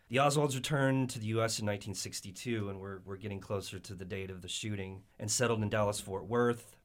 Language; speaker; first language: English; native; English